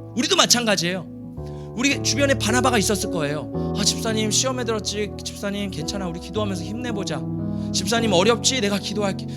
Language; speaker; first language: Korean; early bilingual, heritage; Korean